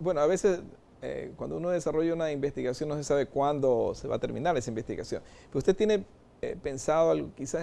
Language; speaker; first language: Spanish; native; Spanish